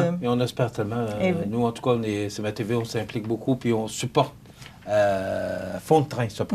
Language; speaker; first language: French; native; French